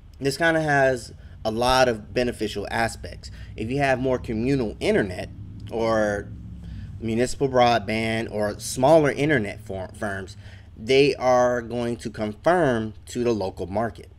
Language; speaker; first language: English; native; English